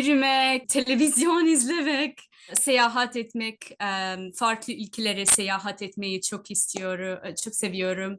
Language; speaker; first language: Turkish; non-native, fluent; Telugu